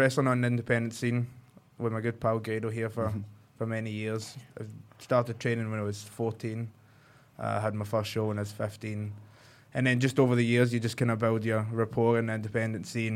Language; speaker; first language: English; native; English